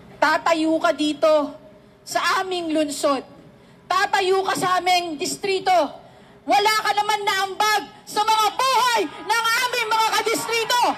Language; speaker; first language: Filipino; native; Filipino